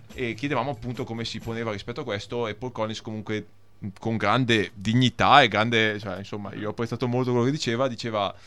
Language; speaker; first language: Italian; native; Italian